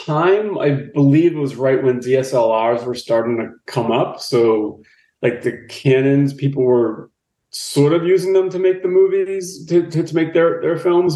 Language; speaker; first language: English; native; English